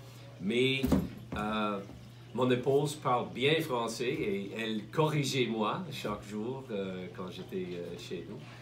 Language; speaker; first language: French; non-native, learner; English